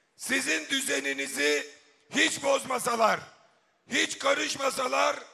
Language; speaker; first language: Turkish; native; Turkish